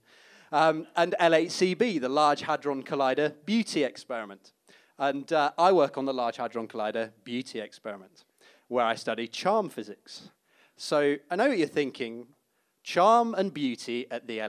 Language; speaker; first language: English; native; English